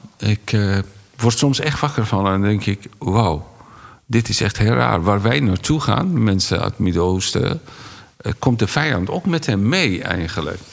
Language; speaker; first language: Dutch; non-native, fluent; Persian